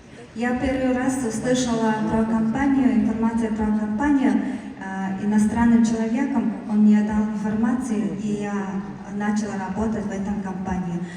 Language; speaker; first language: Russian; non-native, learner; Mongolian